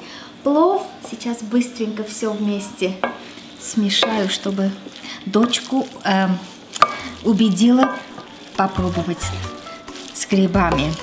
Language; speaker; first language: Russian; non-native, fluent; Armenian